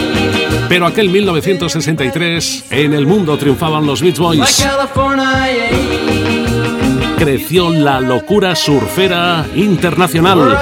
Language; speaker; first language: Spanish; native; Spanish